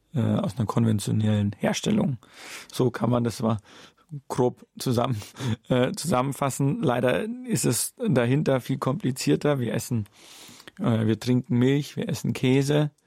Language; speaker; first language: German; native; German